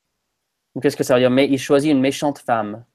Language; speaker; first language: French; non-native, fluent; English